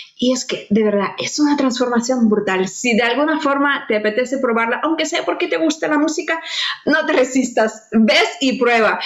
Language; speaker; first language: Spanish; non-native, fluent; Russian